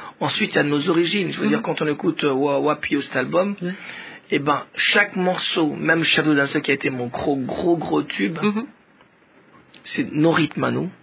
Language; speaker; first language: French; non-native, local second language; Swahili